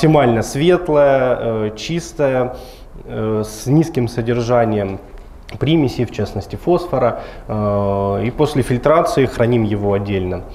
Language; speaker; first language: Russian; native; Russian